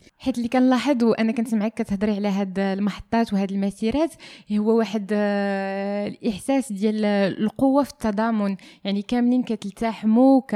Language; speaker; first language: Arabic; native; Arabic